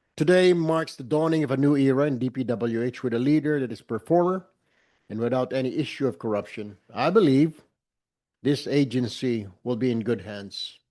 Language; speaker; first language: English; non-native, local second language; Filipino